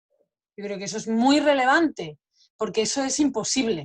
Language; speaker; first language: Catalan; non-native, fluent; Spanish